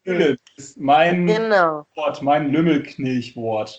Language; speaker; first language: German; native; German